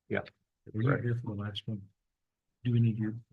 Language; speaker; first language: English; native; English